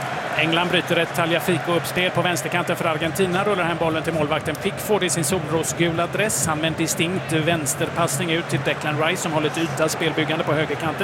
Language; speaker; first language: Swedish; native; Swedish